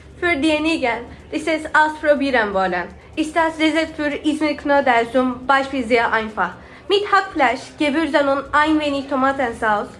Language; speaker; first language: German; non-native, learner; Turkish